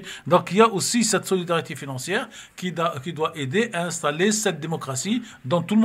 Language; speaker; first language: French; native; French